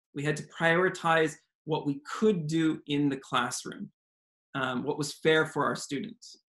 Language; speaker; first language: English; native; English